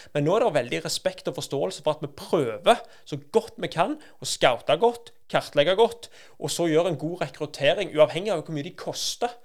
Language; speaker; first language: Norwegian; native; Norwegian